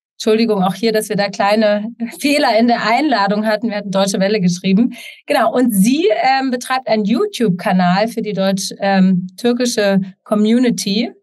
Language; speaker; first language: German; native; German